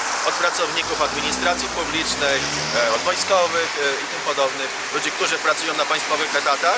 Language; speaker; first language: Polish; native; Polish